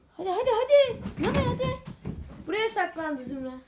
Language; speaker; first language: Turkish; native; Turkish